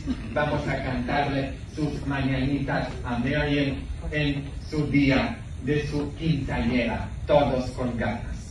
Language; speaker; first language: Spanish; non-native, fluent; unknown